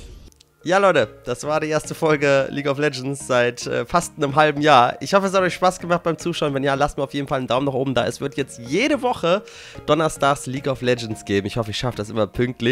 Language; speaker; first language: German; native; German